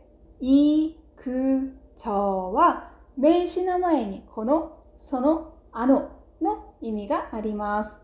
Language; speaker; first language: Japanese; non-native, fluent; Korean